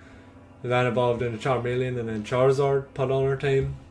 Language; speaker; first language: English; native; English